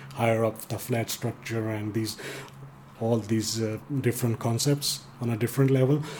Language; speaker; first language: English; non-native, fluent; Danish